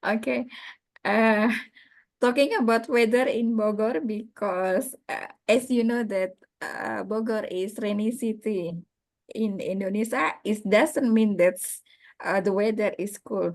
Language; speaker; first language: English; non-native, learner; Indonesian